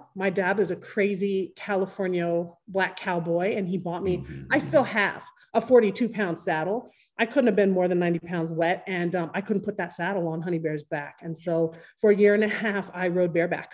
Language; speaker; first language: English; native; English